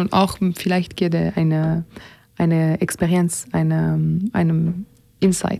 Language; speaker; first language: German; non-native, learner; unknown